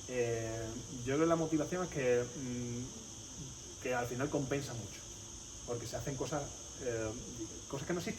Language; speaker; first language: Spanish; native; Spanish